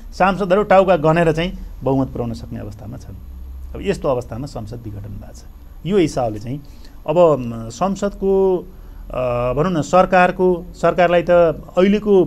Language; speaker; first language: Nepali; native; Nepali